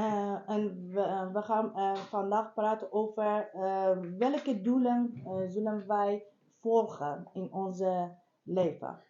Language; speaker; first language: Dutch; non-native, learner; Persian